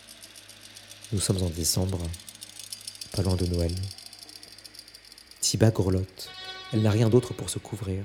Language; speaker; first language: French; native; French